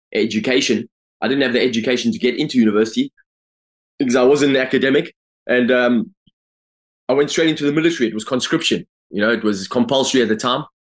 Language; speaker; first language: English; native; English